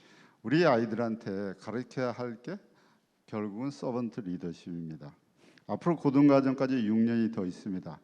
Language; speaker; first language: Korean; native; Korean